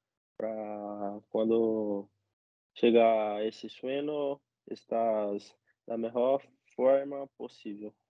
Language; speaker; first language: Spanish; non-native, learner; Portuguese